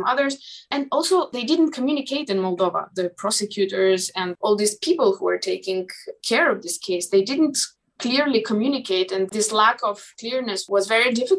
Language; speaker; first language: English; non-native, fluent; Romanian